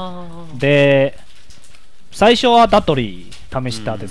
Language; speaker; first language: Japanese; non-native, learner; Chinese